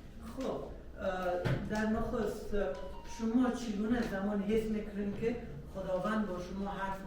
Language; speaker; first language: Persian; native; Persian